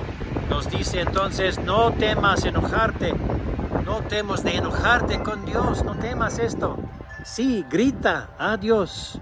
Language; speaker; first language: Spanish; non-native, fluent; English